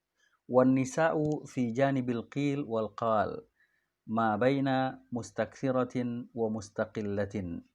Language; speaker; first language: Arabic; non-native, fluent; Indonesian